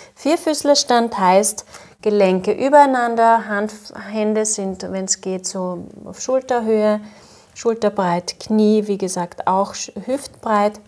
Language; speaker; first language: German; native; German